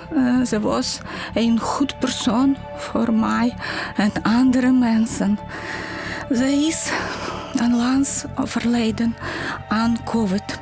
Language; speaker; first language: Dutch; non-native, learner; Ukrainian